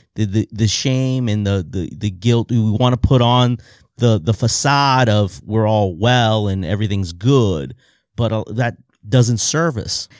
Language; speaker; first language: English; native; English